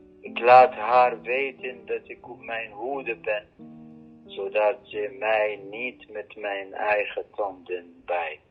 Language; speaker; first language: Dutch; non-native, fluent; Arabic